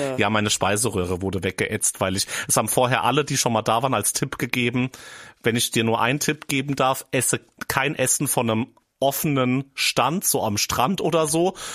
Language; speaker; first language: German; native; German